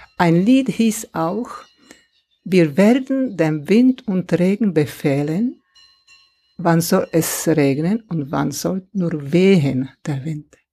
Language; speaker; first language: German; non-native, fluent; Czech